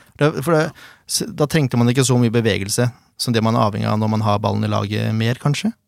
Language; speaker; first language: Norwegian; native; Norwegian